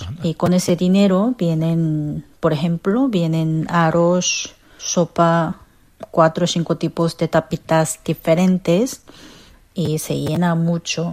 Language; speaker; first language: Spanish; non-native, fluent; Korean